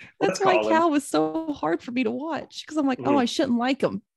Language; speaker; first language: English; native; English